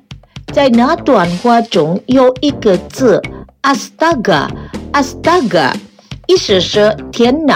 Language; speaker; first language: Chinese; early bilingual, heritage; Chinese